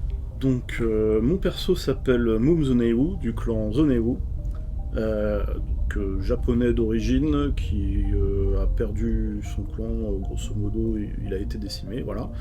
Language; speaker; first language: French; native; French